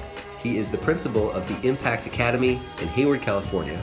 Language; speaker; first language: English; native; English